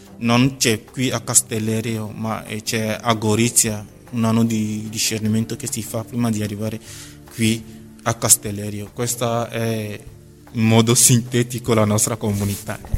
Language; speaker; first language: Italian; non-native, fluent; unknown